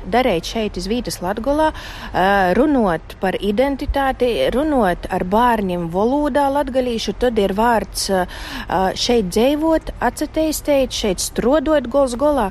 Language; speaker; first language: Latvian; native; Latvian